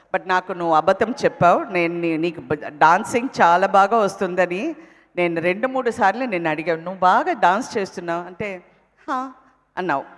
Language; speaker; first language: Telugu; non-native, fluent; Tamil